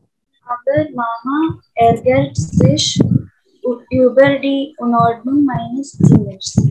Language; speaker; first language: German; non-native, learner; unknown